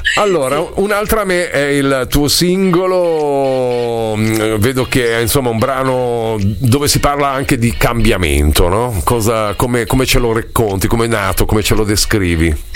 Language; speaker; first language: Italian; native; Italian